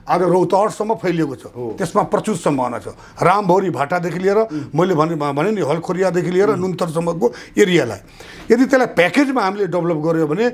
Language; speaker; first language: Nepali; non-native, local second language; Bhojpuri